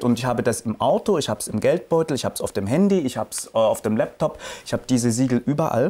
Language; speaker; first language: German; native; German